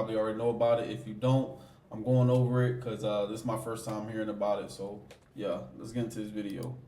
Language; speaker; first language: English; native; English